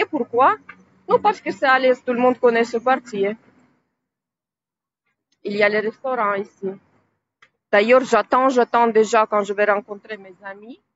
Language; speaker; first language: French; non-native, fluent; Russian